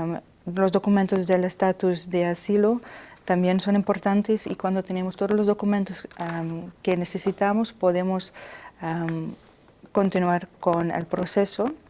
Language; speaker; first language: Spanish; non-native, fluent; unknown